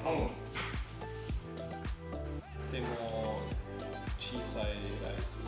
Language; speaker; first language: Japanese; non-native, learner; German